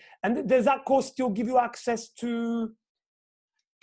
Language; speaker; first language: English; non-native, fluent; Portuguese